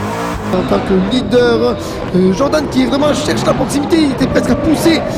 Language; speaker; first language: French; native; French